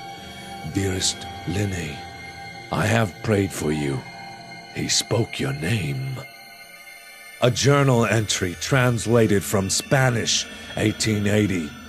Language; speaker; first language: English; native; English